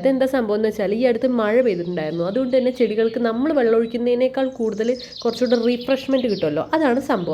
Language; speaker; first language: Malayalam; native; Malayalam